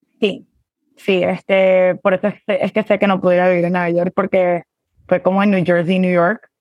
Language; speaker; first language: Spanish; early bilingual, heritage; Spanish